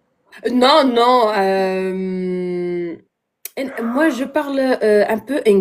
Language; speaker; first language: French; non-native, learner; Arabic